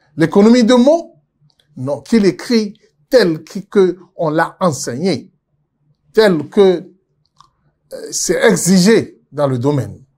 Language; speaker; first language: French; non-native, local second language; Yoruba